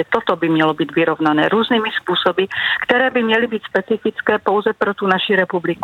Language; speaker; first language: Czech; native; Czech